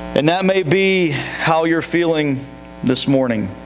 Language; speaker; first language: English; native; English